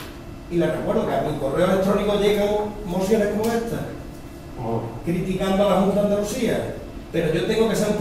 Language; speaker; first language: Spanish; native; Spanish